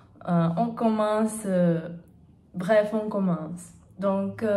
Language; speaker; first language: French; non-native, learner; Portuguese